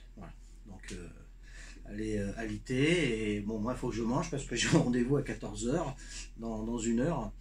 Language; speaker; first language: French; native; French